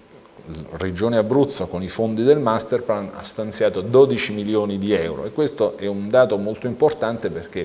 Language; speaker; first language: Italian; native; Italian